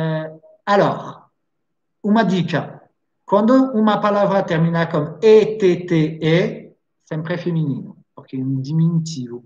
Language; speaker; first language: Portuguese; non-native, fluent; French